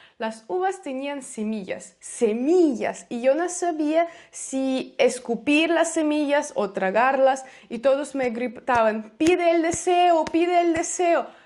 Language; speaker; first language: Spanish; non-native, fluent; Russian